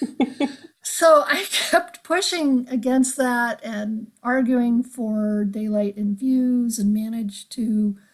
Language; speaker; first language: English; native; English